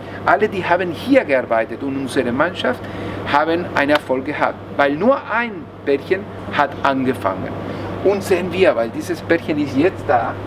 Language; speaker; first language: German; non-native, learner; Spanish